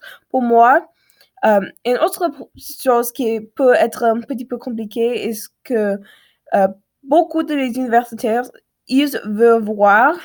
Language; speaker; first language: French; non-native, learner; English